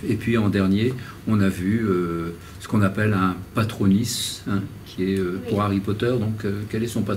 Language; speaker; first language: French; native; French